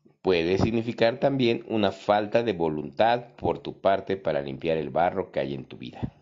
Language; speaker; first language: Spanish; native; Spanish